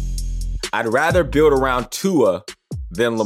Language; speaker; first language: English; native; English